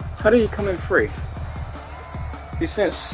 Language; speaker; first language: English; native; English